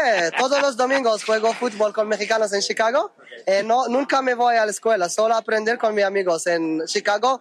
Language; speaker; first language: Spanish; non-native, learner; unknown